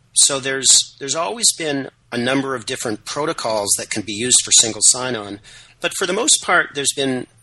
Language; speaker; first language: English; native; English